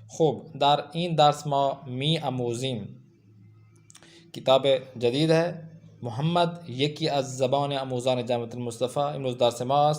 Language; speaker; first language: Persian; non-native, fluent; Urdu